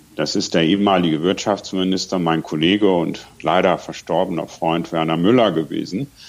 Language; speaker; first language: German; native; German